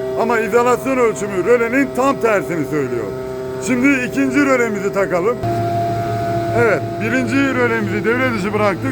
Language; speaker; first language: Turkish; native; Turkish